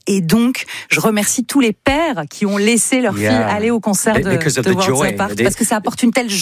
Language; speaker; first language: French; native; French